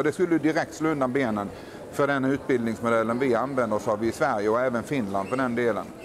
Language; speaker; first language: Swedish; native; Swedish